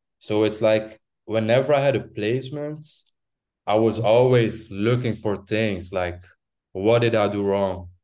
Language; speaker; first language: English; non-native, fluent; French